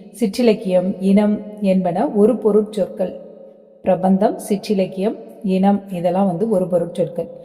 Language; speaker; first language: Tamil; native; Tamil